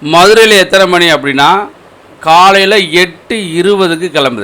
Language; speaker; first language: Tamil; native; Tamil